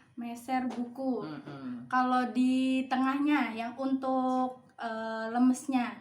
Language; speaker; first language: Indonesian; non-native, local second language; Javanese